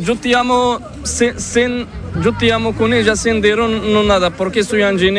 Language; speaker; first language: Spanish; non-native, learner; Arabic